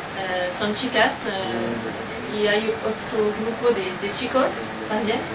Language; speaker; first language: Spanish; non-native, learner; French